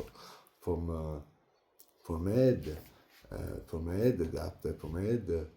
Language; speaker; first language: French; non-native, learner; English